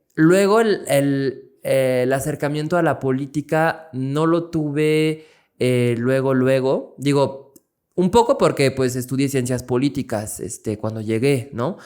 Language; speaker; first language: Spanish; non-native, fluent; French